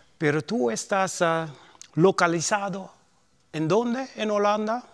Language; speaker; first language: Spanish; non-native, fluent; Papiamento